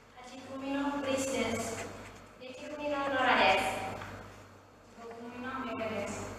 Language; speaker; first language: Japanese; non-native, learner; Indonesian